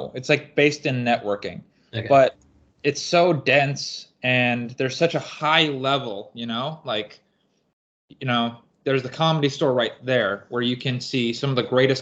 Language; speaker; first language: English; native; English